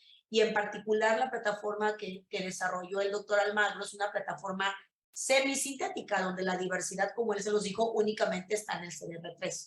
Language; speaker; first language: Spanish; native; Spanish